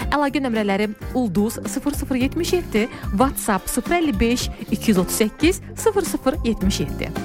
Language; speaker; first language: Azerbaijani; native; Azerbaijani